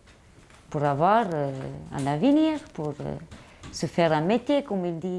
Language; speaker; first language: French; non-native, learner; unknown